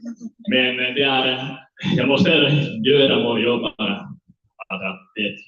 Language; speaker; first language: Swedish; non-native, learner; Finnish